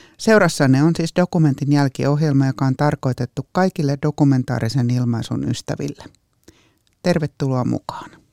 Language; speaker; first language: Finnish; native; Finnish